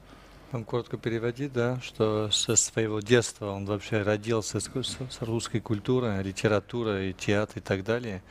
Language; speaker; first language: Russian; non-native, fluent; French